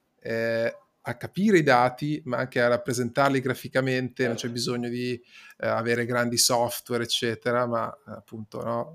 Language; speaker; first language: Italian; native; Italian